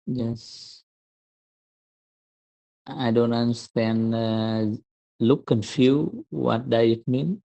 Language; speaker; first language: English; non-native, learner; Vietnamese